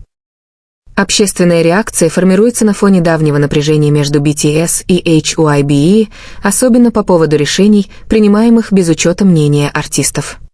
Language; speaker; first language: Russian; native; Russian